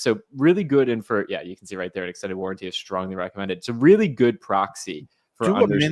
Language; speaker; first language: English; native; English